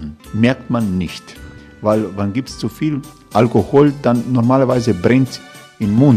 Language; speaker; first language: German; non-native, fluent; Croatian